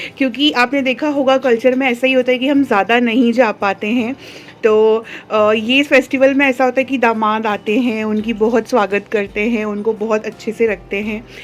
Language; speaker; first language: Hindi; non-native, local second language; Telugu